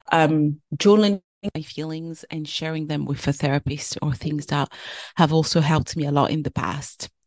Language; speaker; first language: English; early bilingual, other home language; French